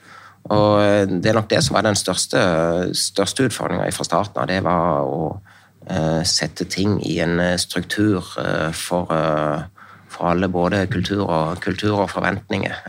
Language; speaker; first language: Norwegian; native; Norwegian